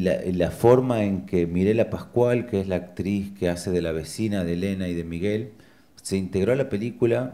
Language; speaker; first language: Spanish; native; Spanish